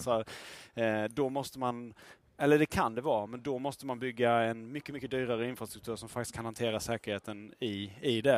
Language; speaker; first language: Swedish; native; Swedish